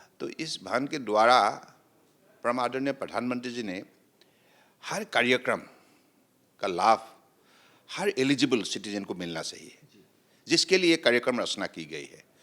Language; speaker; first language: Hindi; non-native, local second language; Assamese